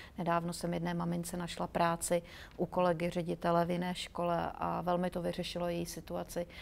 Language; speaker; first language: Czech; native; Czech